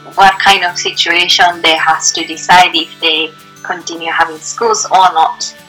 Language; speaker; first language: English; non-native, fluent; Japanese